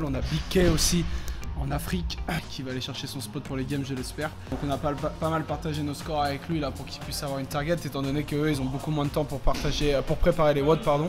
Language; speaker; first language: French; native; French